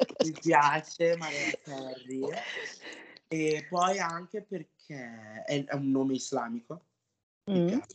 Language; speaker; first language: Italian; early bilingual, other home language; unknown